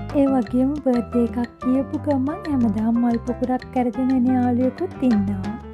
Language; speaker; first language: Sinhala; native; Sinhala